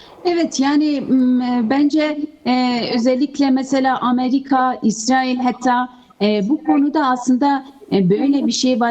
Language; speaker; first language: Turkish; non-native, fluent; Kurdish